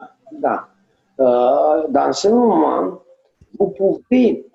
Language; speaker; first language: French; non-native, learner; Romanian